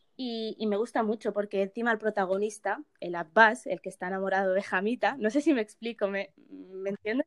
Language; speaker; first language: Spanish; early bilingual, other home language; Arabic